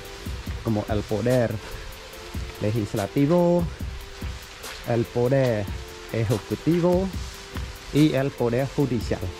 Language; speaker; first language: Spanish; non-native, learner; Khmer